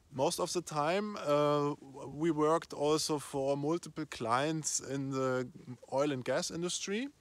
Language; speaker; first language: English; non-native, fluent; German